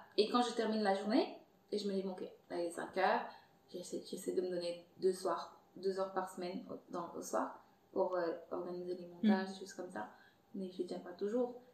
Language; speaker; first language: French; non-native, fluent; Portuguese